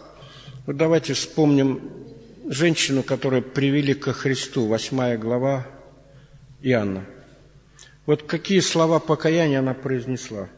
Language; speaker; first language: Russian; native; Russian